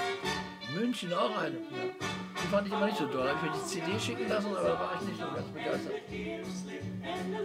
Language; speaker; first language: German; native; German